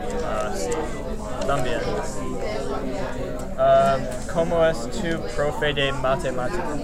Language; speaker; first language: Spanish; non-native, learner; English